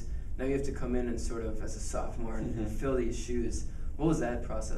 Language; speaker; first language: English; native; English